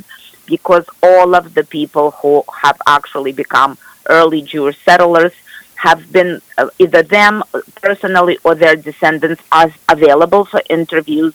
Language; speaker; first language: English; non-native, fluent; Russian